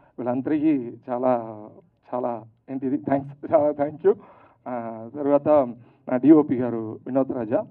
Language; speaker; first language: Telugu; non-native, local second language; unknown